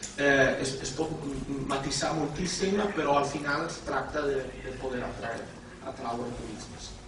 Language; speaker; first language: Catalan; non-native, fluent; Italian